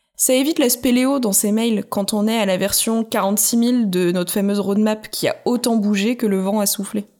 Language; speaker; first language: French; native; French